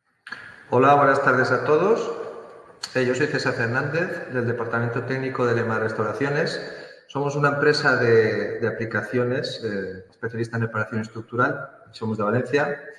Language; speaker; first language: Spanish; native; Spanish